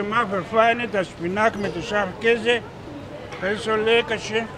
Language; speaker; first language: German; non-native, learner; Greek